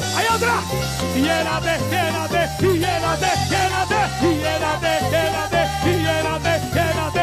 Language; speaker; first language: Spanish; native; Spanish